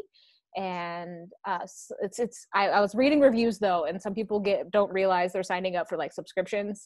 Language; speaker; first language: English; native; English